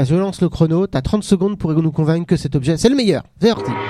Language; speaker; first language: French; native; French